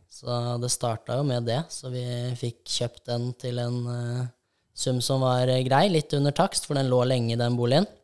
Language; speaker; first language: Norwegian; native; Norwegian